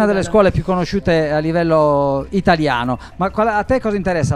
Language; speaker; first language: Italian; native; Italian